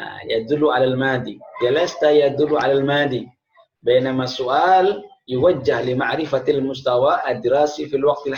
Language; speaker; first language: Arabic; non-native, fluent; Indonesian